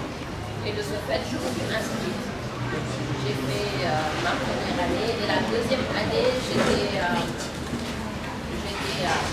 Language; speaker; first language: French; non-native, local second language; Wolof